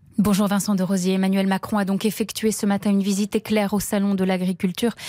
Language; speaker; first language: French; native; French